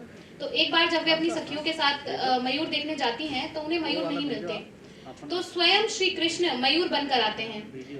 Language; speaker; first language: Hindi; native; Hindi